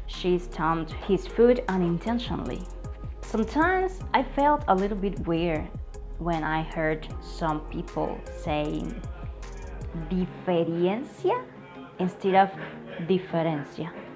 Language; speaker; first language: English; non-native, fluent; Spanish